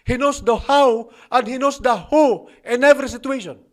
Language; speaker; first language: English; non-native, local second language; Filipino